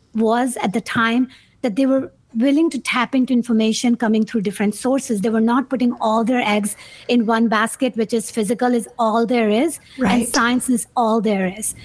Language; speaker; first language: English; non-native, local second language; Urdu